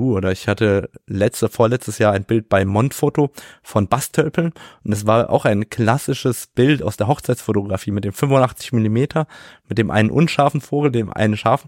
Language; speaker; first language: German; native; German